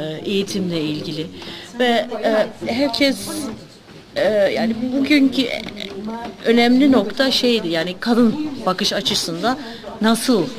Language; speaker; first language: Turkish; early bilingual, heritage; Turkish